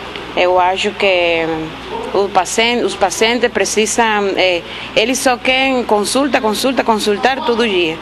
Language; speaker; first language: Portuguese; non-native, fluent; Spanish